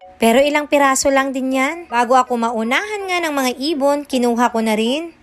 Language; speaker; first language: Filipino; non-native, local second language; Iloko